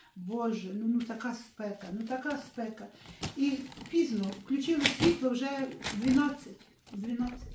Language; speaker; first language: Ukrainian; native; Ukrainian